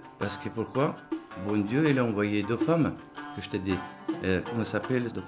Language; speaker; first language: French; non-native, local second language; Arabic